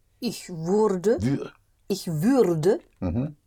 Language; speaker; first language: German; non-native, learner; English